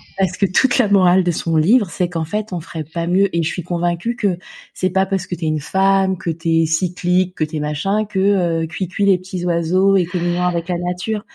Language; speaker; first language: French; native; French